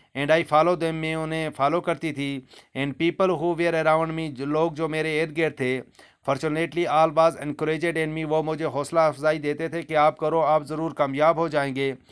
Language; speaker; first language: Hindi; native; Hindi